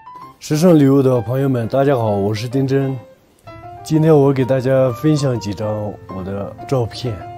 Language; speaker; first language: Chinese; non-native, local second language; Tibetan